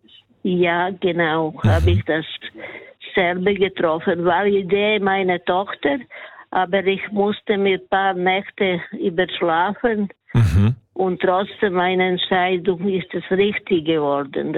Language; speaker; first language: German; non-native, learner; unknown